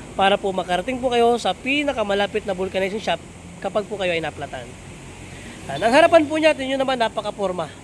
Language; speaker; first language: Filipino; non-native, local second language; Bikol